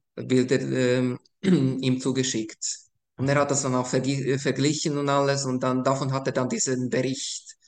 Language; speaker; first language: German; early bilingual, other home language; Slovak